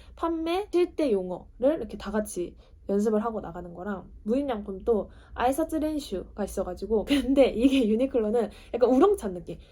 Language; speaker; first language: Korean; native; Korean